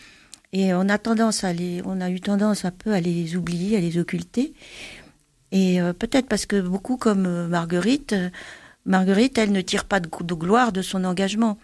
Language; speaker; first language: French; native; French